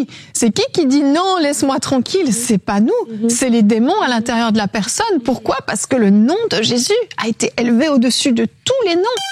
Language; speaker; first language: French; native; French